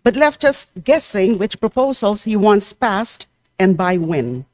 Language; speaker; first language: English; non-native, local second language; Filipino